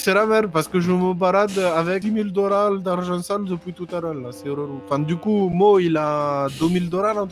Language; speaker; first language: French; native; French